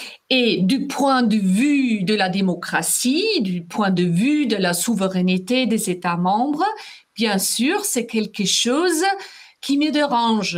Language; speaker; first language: French; non-native, fluent; German